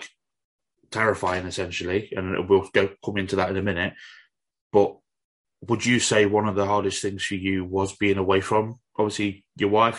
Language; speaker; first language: English; native; English